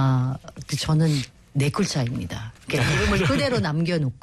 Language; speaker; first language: Korean; non-native, fluent; Filipino